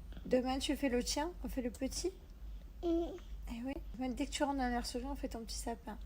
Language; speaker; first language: French; native; French